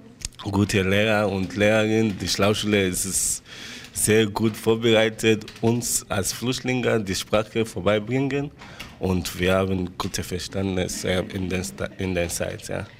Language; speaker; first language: German; non-native, learner; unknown